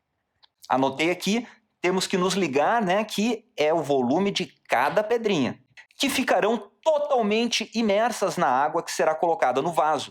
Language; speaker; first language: Portuguese; native; Portuguese